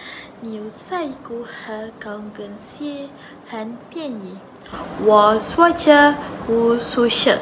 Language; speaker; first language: Chinese; non-native, learner; Malay